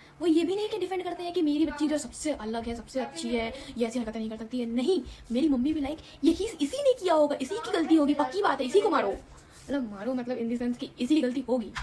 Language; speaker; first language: Hindi; non-native, local second language; Bangla